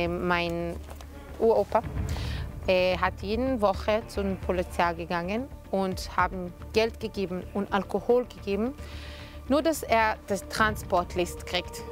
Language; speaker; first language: German; non-native, fluent; Hebrew